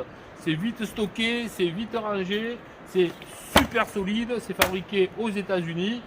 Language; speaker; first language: French; native; French